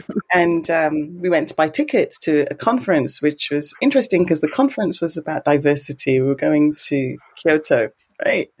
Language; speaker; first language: English; native; English